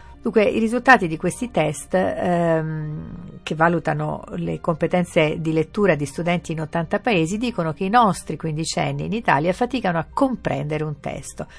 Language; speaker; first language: Italian; native; Italian